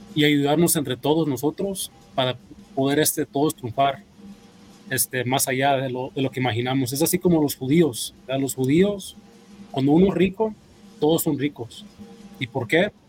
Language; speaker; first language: Spanish; early bilingual, heritage; Spanish